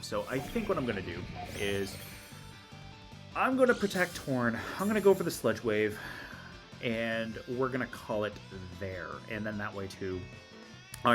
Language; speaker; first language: English; native; English